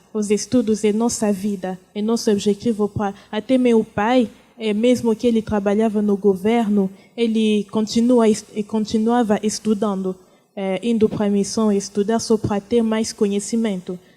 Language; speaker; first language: Portuguese; non-native, fluent; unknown